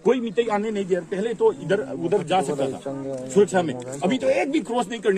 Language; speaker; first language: Hindi; non-native, local second language; Manipuri